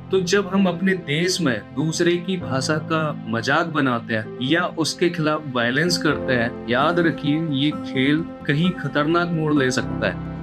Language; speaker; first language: Hindi; native; Hindi